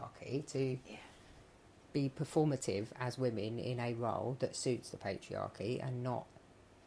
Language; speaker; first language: English; native; English